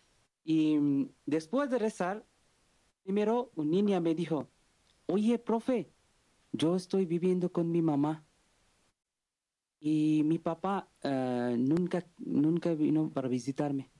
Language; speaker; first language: Spanish; non-native, learner; Bangla